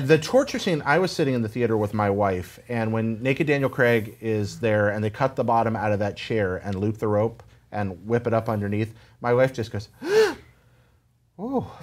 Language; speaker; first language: English; native; English